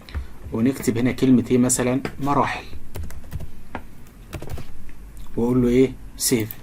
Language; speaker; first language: Arabic; native; Arabic